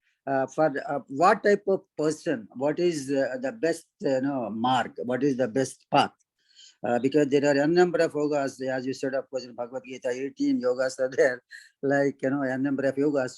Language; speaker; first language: English; non-native, local second language; Hindi